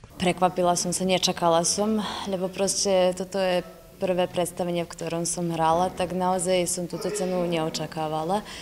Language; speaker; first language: Slovak; native; Slovak